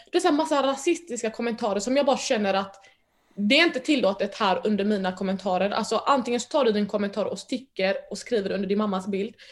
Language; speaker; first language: Swedish; early bilingual, other home language; Mandingo